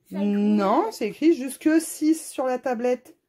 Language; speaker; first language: French; native; French